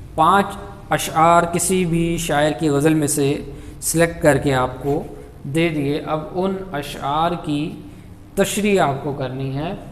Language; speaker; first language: Urdu; native; Urdu